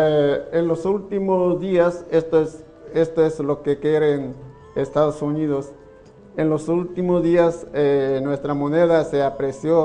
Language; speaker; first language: Spanish; non-native, fluent; Chinese